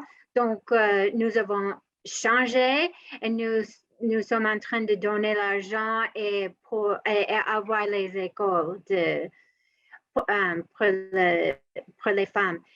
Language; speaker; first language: French; non-native, learner; English